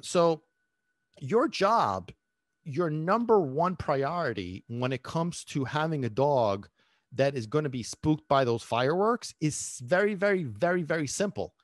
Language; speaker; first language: English; early bilingual, other home language; Italian